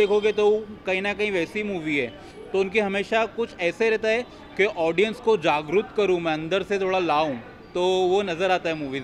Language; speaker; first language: Hindi; native; Hindi